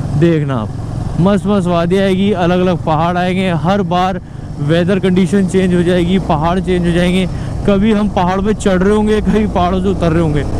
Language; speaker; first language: Hindi; native; Hindi